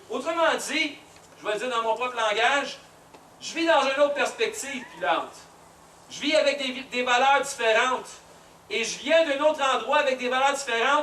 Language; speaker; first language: French; native; French